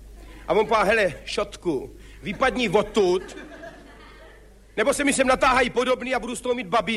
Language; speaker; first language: Czech; native; Czech